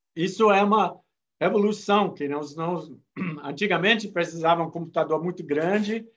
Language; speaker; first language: Portuguese; non-native, fluent; English